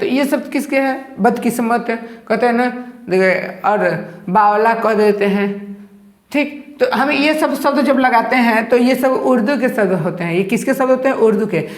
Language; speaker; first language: Hindi; native; Hindi